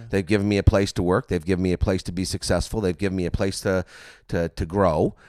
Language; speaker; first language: English; native; English